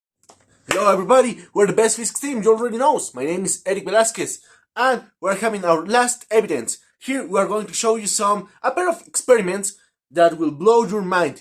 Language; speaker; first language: English; non-native, learner; Spanish